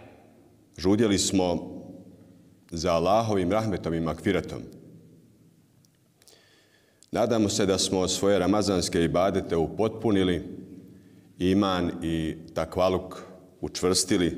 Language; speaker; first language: Bosnian; native; Bosnian